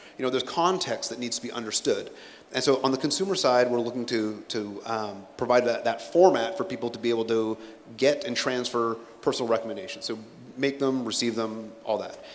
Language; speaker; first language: English; native; English